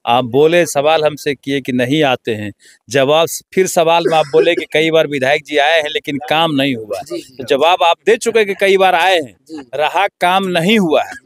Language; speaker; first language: Hindi; native; Hindi